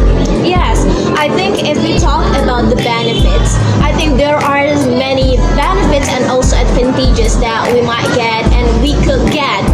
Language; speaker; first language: English; non-native, fluent; Indonesian